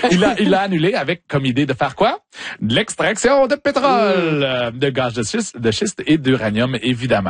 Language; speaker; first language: French; native; French